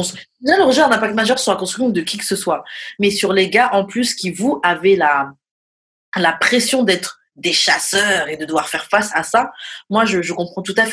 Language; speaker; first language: French; native; French